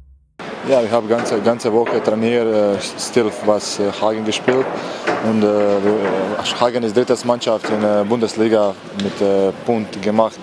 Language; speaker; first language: German; non-native, learner; Croatian